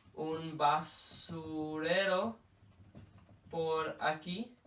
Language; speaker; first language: Spanish; non-native, learner; English